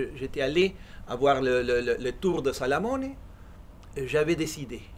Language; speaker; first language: French; non-native, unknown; Spanish